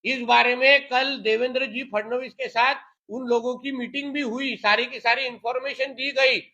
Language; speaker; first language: Hindi; non-native, local second language; Marathi